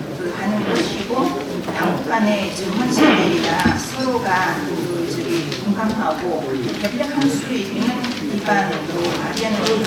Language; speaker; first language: Korean; non-native, fluent; Vietnamese